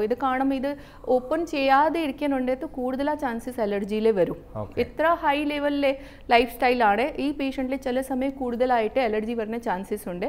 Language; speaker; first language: Malayalam; non-native, fluent; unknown